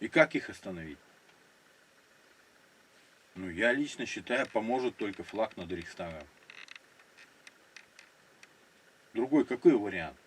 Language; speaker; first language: Russian; native; Russian